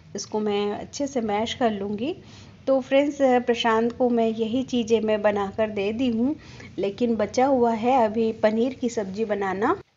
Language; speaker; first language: Hindi; non-native, local second language; Bangla